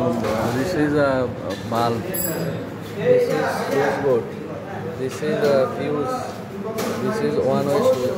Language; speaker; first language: English; non-native, learner; Bangla